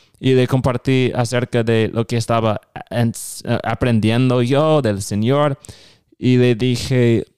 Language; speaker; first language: Spanish; non-native, fluent; English